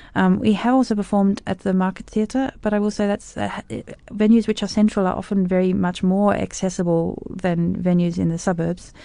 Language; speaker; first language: English; native; English